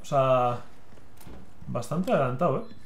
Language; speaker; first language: Spanish; native; Spanish